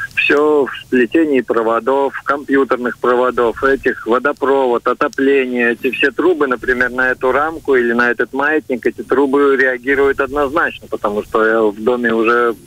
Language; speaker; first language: Russian; native; Russian